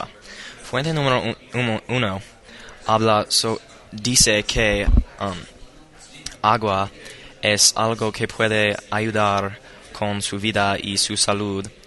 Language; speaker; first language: Spanish; non-native, learner; English